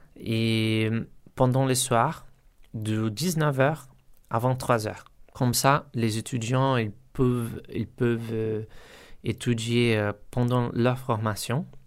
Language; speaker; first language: French; non-native, learner; Portuguese